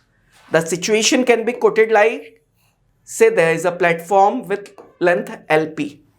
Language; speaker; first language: English; non-native, local second language; Hindi